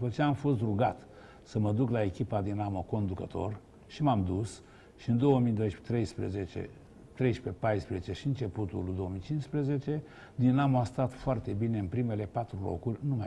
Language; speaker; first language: Romanian; native; Romanian